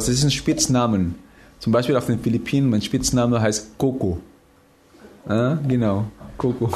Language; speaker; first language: German; non-native, fluent; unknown